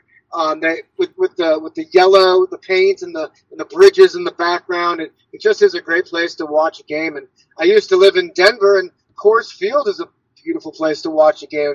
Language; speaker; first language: English; native; English